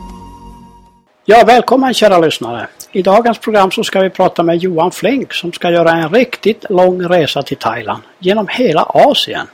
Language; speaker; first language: Swedish; native; Swedish